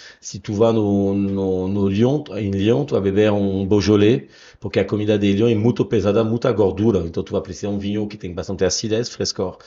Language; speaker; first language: Portuguese; non-native, fluent; French